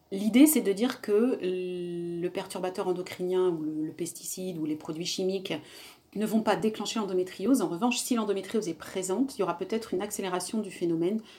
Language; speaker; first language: French; native; French